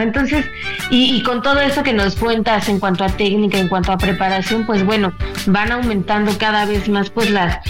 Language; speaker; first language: Spanish; native; Spanish